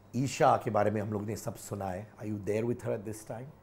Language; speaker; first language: Hindi; native; Hindi